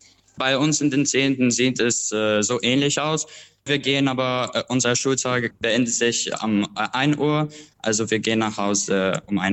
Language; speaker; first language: German; non-native, learner; Albanian